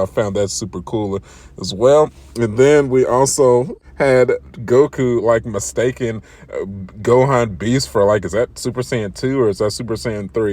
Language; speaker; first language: English; native; English